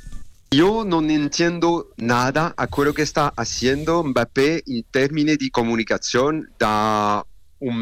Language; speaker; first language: Spanish; non-native, learner; French